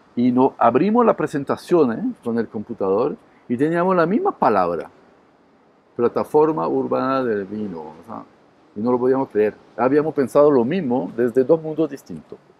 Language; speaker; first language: Spanish; non-native, fluent; French